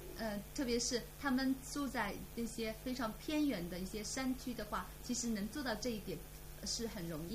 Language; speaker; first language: Chinese; native; Chinese